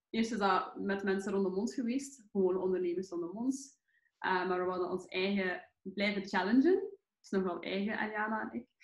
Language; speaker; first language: Dutch; early bilingual, other home language; Arabic